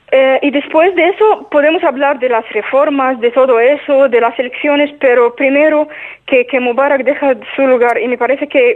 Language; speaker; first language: Spanish; non-native, fluent; Arabic